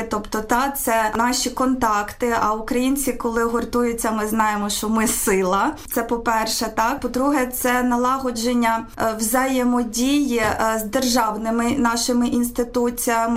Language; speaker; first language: Ukrainian; native; Ukrainian